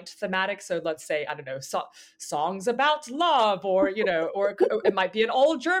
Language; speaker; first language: English; native; English